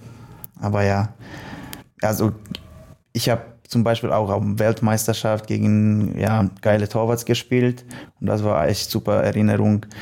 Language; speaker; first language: German; non-native, learner; Polish